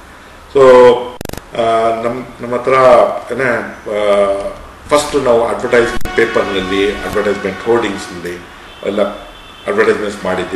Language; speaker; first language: Kannada; non-native, local second language; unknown